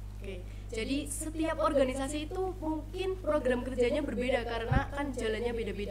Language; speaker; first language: Indonesian; native; Indonesian